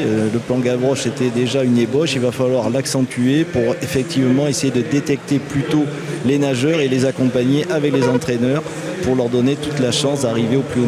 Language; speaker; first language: French; native; French